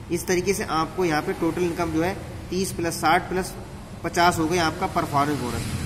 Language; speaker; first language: Hindi; native; Hindi